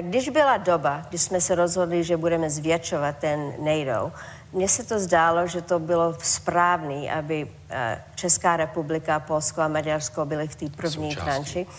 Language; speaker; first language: Czech; early bilingual, heritage; Czech